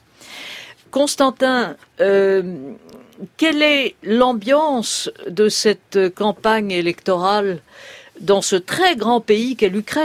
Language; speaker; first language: French; native; French